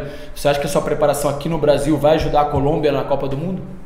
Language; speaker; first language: Portuguese; native; Portuguese